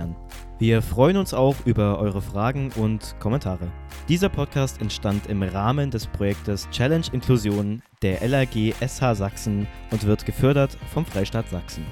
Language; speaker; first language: German; native; German